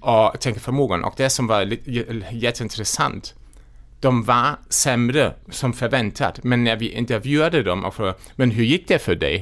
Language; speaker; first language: Swedish; non-native, fluent; German